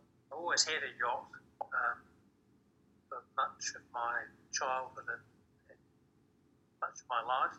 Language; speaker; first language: English; native; English